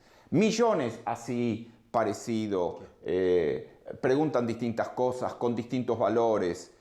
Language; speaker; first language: Spanish; native; Spanish